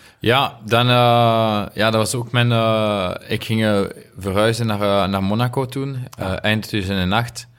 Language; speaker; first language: Dutch; non-native, local second language; French